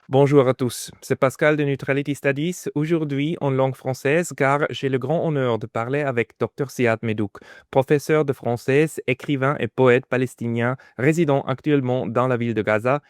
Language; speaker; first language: French; non-native, fluent; German